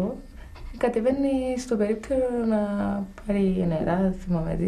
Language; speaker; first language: Greek; native; Greek